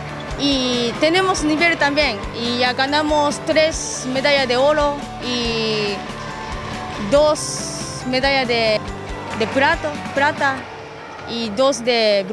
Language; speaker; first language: Spanish; non-native, learner; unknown